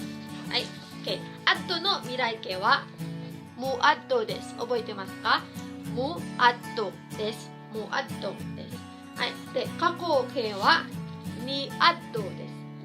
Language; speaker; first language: Japanese; non-native, fluent; Cebuano